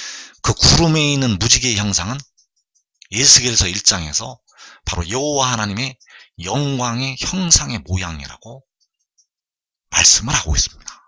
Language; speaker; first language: Korean; native; Korean